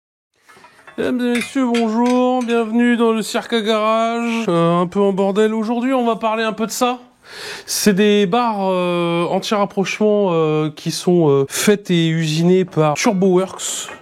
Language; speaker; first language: French; native; French